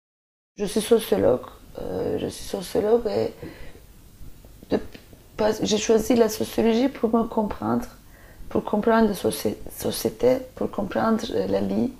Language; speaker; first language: French; non-native, fluent; Turkish